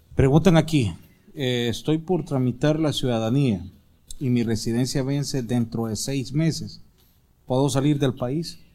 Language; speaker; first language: Spanish; native; Spanish